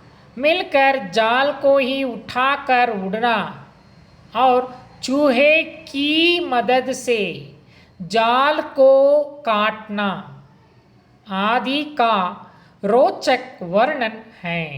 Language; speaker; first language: Hindi; non-native, local second language; Kannada